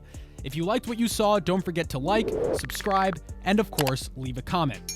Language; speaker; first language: English; native; English